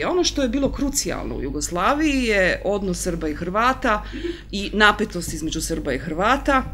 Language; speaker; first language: Croatian; native; Croatian